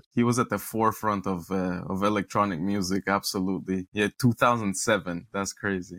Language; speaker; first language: English; non-native, fluent; Romanian